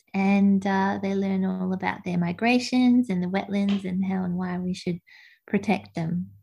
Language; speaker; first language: English; native; English